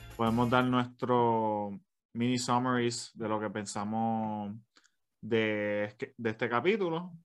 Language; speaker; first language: Spanish; early bilingual, other home language; English